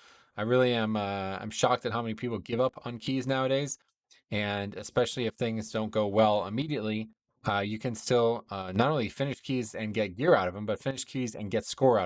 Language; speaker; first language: English; native; English